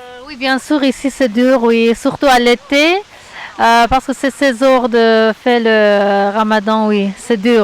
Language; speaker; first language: French; non-native, learner; Persian